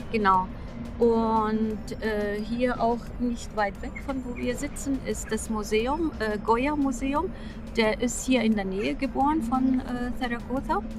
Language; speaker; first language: German; non-native, fluent; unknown